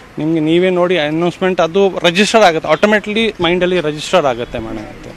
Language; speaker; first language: Kannada; non-native, fluent; Kashmiri